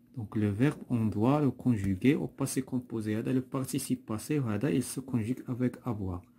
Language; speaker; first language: French; non-native, local second language; Arabic